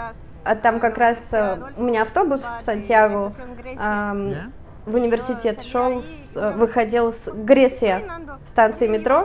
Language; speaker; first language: Russian; non-native, learner; Spanish